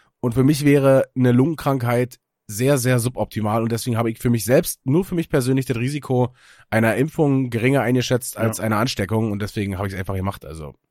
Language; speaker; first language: German; native; German